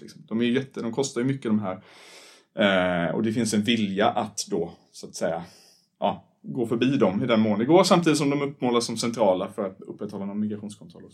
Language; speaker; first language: Swedish; native; Swedish